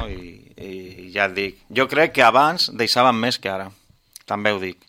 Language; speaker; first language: Catalan; non-native, local second language; Spanish